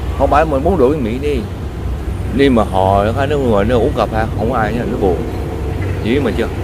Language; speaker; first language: Vietnamese; non-native, local second language; Cantonese